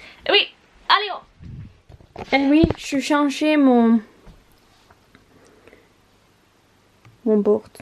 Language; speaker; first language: French; non-native, learner; Russian